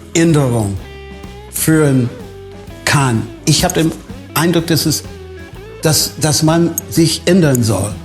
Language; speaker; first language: German; non-native, fluent; English